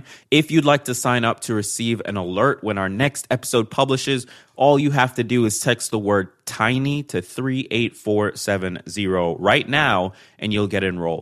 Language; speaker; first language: English; native; English